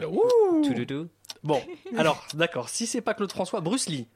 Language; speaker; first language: French; native; French